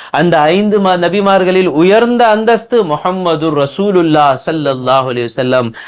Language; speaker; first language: Tamil; non-native, local second language; Urdu